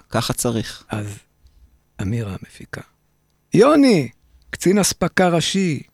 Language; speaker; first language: Hebrew; native; Hebrew